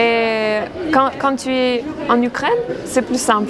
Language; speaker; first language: French; non-native, fluent; Ukrainian